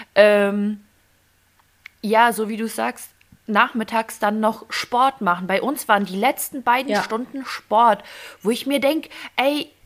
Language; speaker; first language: German; early bilingual, other home language; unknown